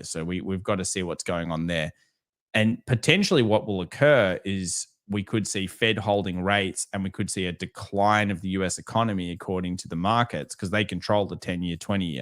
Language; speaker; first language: English; native; English